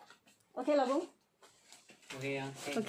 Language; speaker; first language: Chinese; non-native, learner; Indonesian